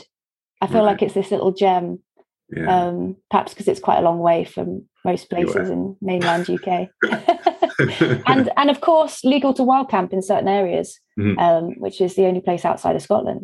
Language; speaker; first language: English; native; English